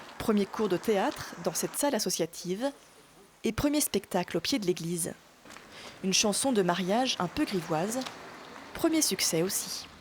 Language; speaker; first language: French; native; French